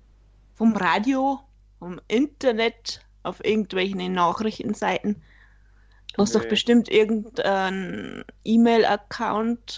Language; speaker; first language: German; native; German